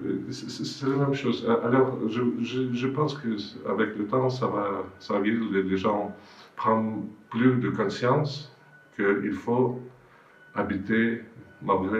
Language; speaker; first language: French; non-native, fluent; Russian